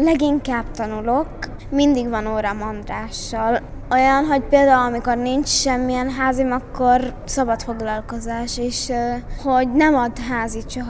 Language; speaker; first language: Hungarian; early bilingual, other home language; Arabic